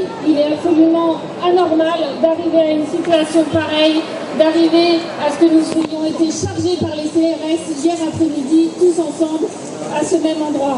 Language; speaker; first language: French; native; French